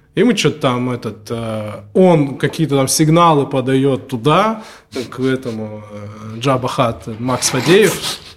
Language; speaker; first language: Russian; native; Russian